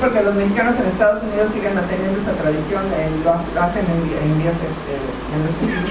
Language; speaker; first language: Spanish; native; Spanish